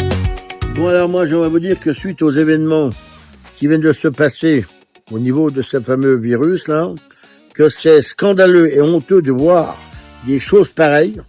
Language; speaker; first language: French; native; French